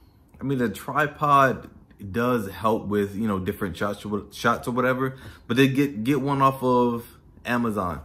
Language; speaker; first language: English; native; English